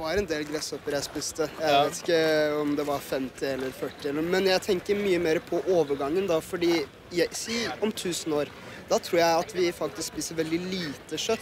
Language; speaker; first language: Norwegian; native; Norwegian